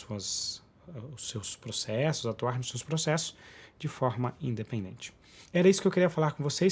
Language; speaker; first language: Portuguese; native; Portuguese